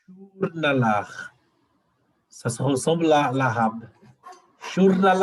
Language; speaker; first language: French; non-native, learner; Portuguese